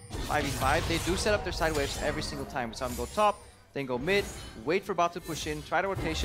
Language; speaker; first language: English; native; English